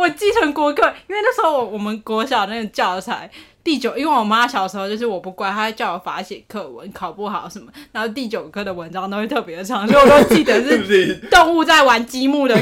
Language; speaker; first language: Chinese; native; Chinese